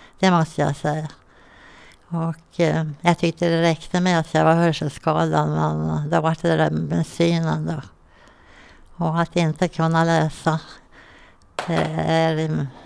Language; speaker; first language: Swedish; native; Swedish